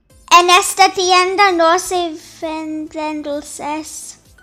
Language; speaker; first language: Spanish; non-native, learner; English